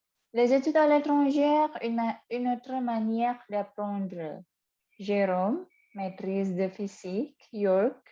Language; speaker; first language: French; non-native, fluent; Indonesian